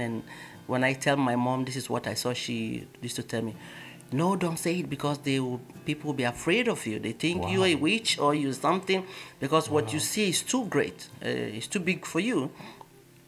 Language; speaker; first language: English; non-native, local second language; Igbo